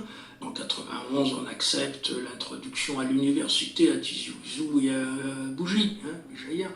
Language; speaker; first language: French; non-native, local second language; Kabyle